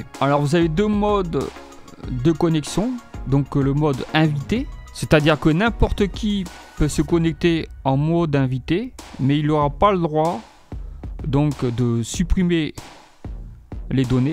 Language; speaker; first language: French; native; French